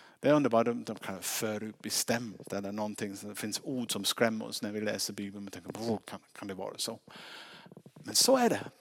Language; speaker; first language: Swedish; non-native, fluent; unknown